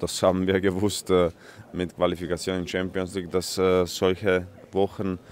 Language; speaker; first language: German; non-native, fluent; Croatian